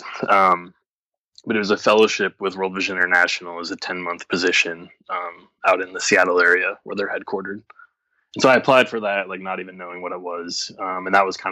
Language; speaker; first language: English; native; English